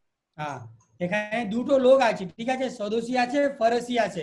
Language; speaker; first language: Bangla; non-native, local second language; Hindi